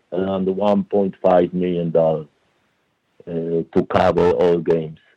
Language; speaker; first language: English; non-native, fluent; Polish